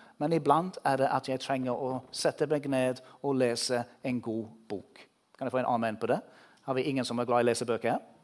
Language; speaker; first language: Norwegian; non-native, fluent; English